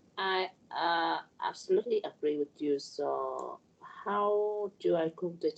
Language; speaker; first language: English; non-native, learner; Vietnamese